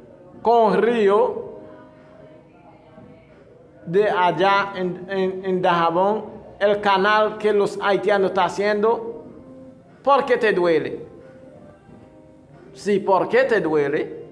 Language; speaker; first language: Spanish; non-native, fluent; Haitian Creole